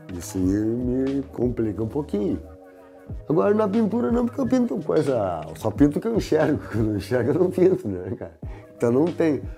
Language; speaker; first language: Portuguese; native; Portuguese